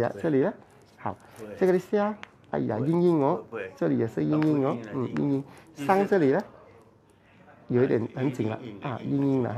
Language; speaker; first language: Chinese; non-native, local second language; Cantonese